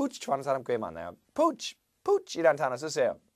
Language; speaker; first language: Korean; non-native, fluent; English